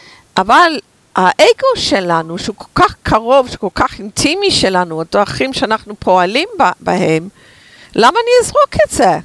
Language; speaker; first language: Hebrew; non-native, fluent; English